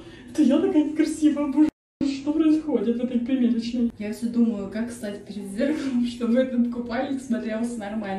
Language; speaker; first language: Russian; native; Russian